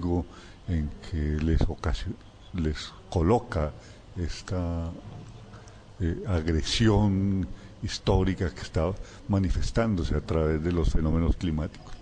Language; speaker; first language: Spanish; native; Spanish